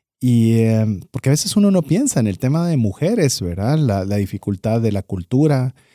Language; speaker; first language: Spanish; native; Spanish